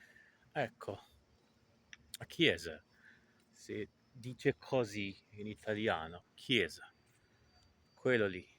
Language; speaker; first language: Italian; non-native, learner; Portuguese